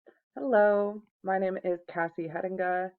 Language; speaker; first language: English; native; English